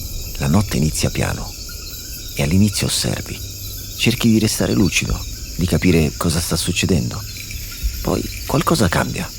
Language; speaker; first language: Italian; native; Italian